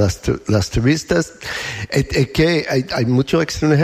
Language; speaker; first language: Spanish; non-native, learner; English